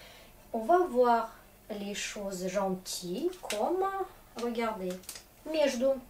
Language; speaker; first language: French; non-native, fluent; Russian